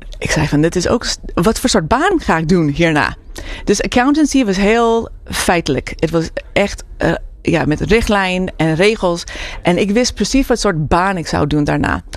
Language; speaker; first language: Dutch; non-native, fluent; English